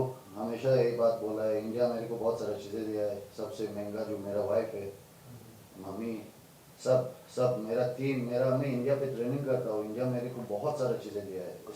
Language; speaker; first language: Hindi; non-native, fluent; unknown